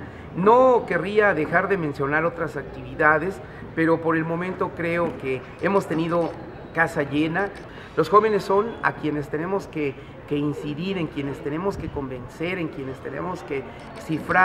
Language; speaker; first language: Spanish; native; Spanish